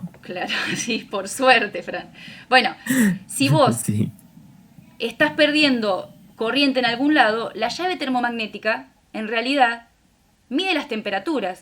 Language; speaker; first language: Spanish; native; Spanish